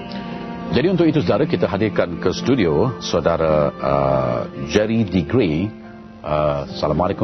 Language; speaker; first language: Malay; native; Malay